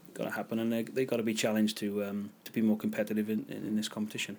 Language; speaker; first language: English; native; English